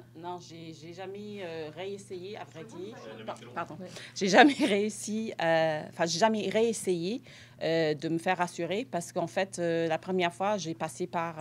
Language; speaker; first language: French; non-native, fluent; English